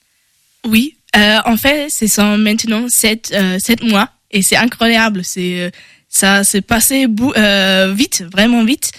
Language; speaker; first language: French; non-native, learner; German